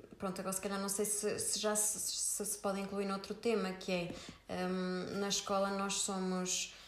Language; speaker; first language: Portuguese; native; Portuguese